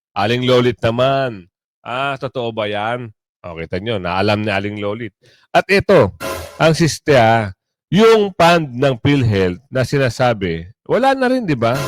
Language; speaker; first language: Filipino; non-native, local second language; Cebuano